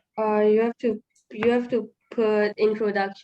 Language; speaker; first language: English; non-native, fluent; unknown